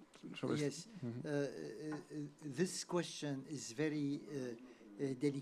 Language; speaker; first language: English; non-native, fluent; Arabic